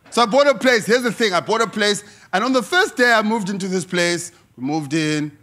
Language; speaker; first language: English; non-native, local second language; Xhosa